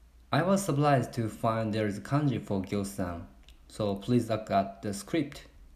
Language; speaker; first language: English; non-native, learner; Japanese